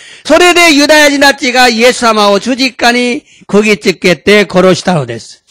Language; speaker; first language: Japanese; non-native, fluent; Korean